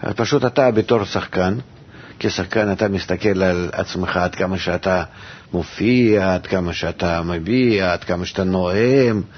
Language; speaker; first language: Hebrew; non-native, fluent; Russian